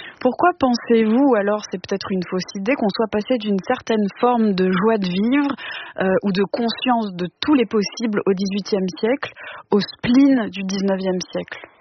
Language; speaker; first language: French; native; French